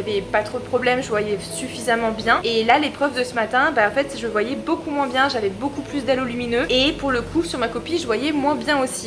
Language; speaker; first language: French; native; French